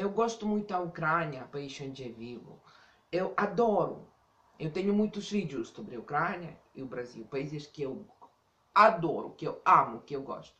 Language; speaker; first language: Portuguese; non-native, fluent; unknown